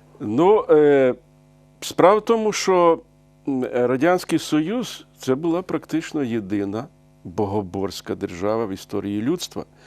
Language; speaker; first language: Ukrainian; native; Ukrainian